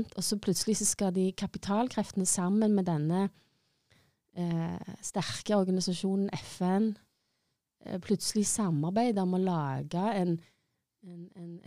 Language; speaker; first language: Norwegian; native; Norwegian